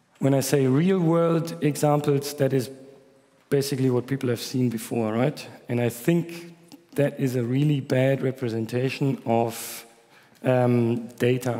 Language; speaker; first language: English; non-native, fluent; German